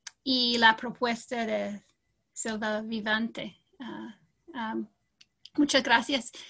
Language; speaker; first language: Spanish; non-native, fluent; English